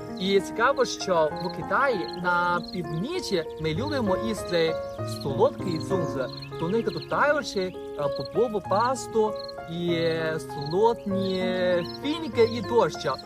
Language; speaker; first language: Ukrainian; non-native, fluent; Chinese